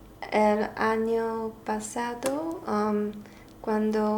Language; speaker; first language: Spanish; non-native, learner; Chinese